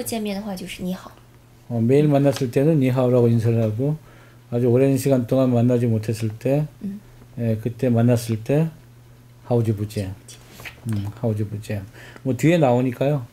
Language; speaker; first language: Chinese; non-native, fluent; Korean